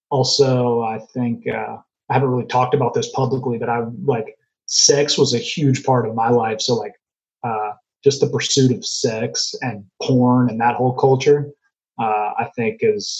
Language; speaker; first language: English; native; English